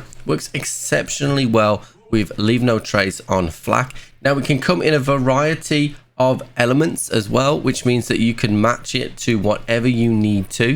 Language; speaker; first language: English; native; English